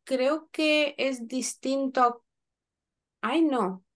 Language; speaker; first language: Spanish; non-native, fluent; Lithuanian